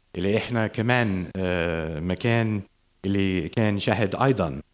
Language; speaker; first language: Arabic; non-native, fluent; English